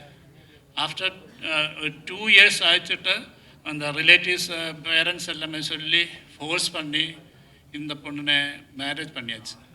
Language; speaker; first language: Tamil; non-native, learner; Malayalam